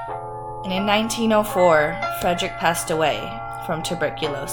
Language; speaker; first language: English; native; English